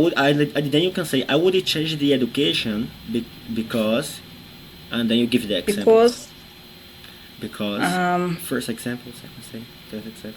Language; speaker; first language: English; non-native, fluent; Portuguese